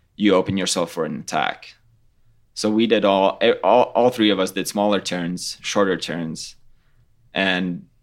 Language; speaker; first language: English; non-native, fluent; Latvian